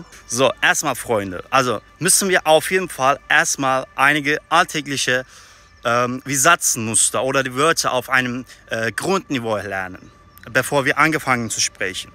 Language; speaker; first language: German; non-native, fluent; Turkish